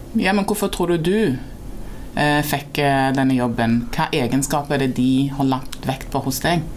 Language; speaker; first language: Norwegian; native; Norwegian